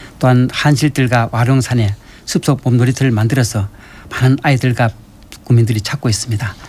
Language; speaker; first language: Korean; native; Korean